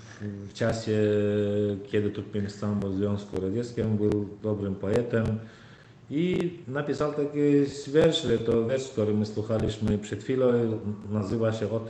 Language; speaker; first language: Polish; non-native, learner; Turkmen